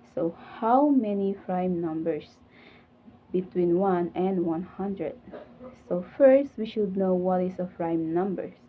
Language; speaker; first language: English; non-native, local second language; Filipino